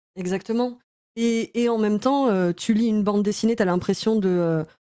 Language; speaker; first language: French; native; French